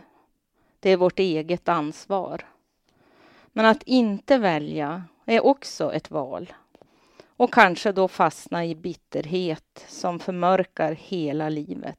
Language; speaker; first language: Swedish; native; Swedish